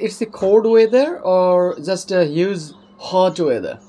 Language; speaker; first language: English; non-native, learner; Bangla